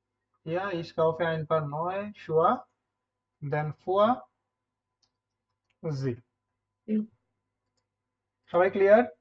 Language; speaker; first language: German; non-native, fluent; Bangla